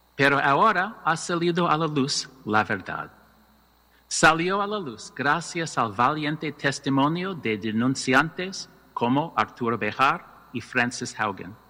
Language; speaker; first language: Spanish; non-native, learner; English